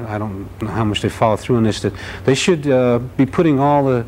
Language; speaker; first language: English; native; English